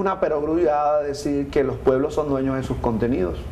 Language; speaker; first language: Spanish; native; Spanish